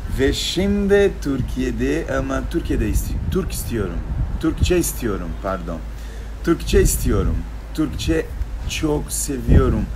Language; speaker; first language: Turkish; non-native, learner; Portuguese